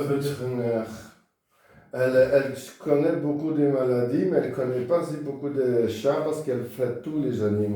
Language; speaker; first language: French; non-native, fluent; Dutch